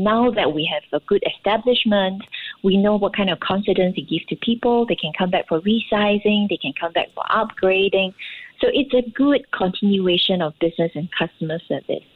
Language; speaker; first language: English; non-native, local second language; Cantonese